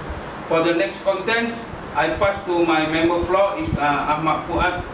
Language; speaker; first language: English; non-native, learner; Malay